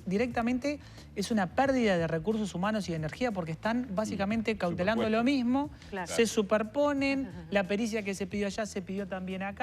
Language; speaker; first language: Spanish; native; Spanish